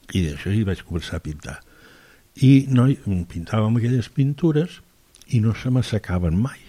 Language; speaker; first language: Catalan; native; Catalan